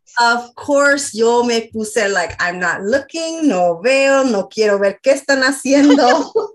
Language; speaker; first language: Spanish; early bilingual, heritage; Spanish